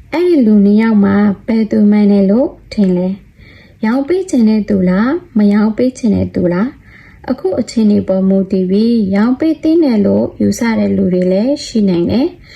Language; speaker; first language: Burmese; non-native, local second language; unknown